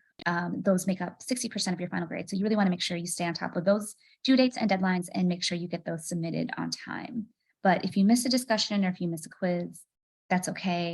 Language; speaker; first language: English; native; English